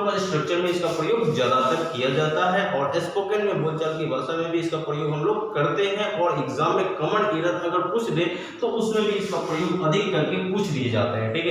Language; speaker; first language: Hindi; native; Hindi